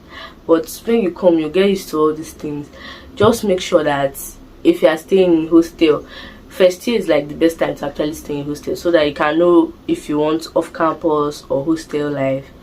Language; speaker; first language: English; non-native, local second language; Igbo